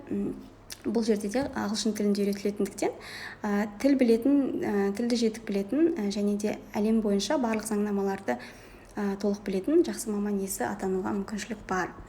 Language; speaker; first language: Kazakh; native; Kazakh